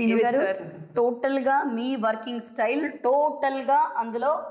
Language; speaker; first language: Telugu; native; Telugu